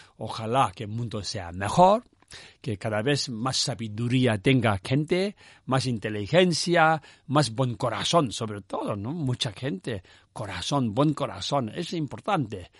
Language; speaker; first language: Spanish; non-native, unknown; Tibetan